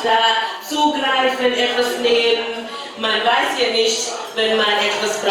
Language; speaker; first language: German; non-native, fluent; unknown